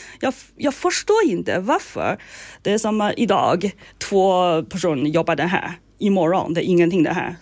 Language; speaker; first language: Swedish; non-native, learner; Chinese